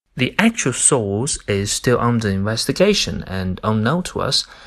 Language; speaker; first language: English; non-native, fluent; Chinese